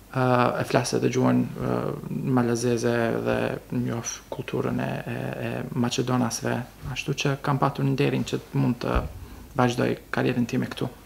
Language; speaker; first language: Albanian; early bilingual, heritage; Albanian